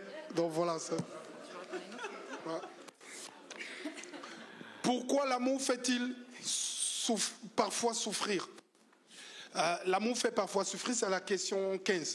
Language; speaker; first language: French; native; French